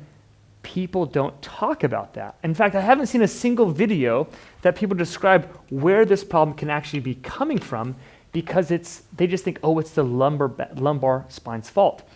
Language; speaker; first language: English; native; English